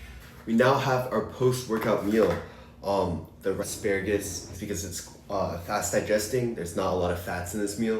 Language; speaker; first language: English; native; English